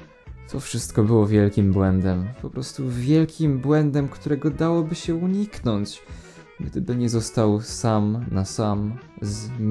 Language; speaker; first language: Polish; native; Polish